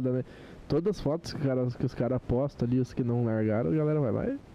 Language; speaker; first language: Portuguese; native; Portuguese